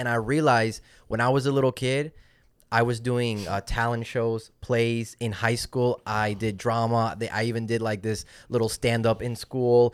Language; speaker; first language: English; non-native, local second language; Spanish